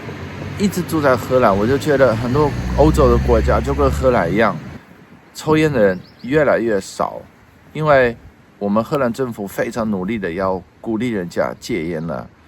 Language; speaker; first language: Chinese; non-native, fluent; Dutch